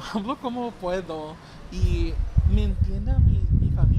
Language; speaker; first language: Spanish; early bilingual, heritage; English